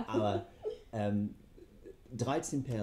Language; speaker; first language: German; non-native, fluent; English